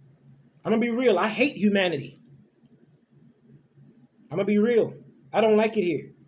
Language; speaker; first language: English; native; English